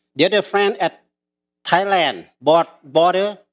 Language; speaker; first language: English; early bilingual, other home language; Lao